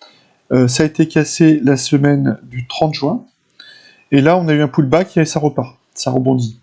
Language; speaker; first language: French; native; French